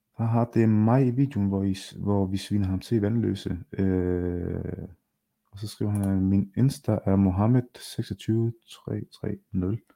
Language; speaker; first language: Danish; early bilingual, other home language; Arabic